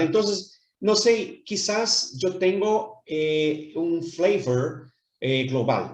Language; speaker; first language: Spanish; non-native, fluent; Portuguese